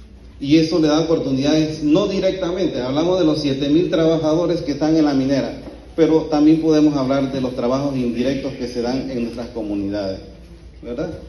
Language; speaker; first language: Spanish; native; Spanish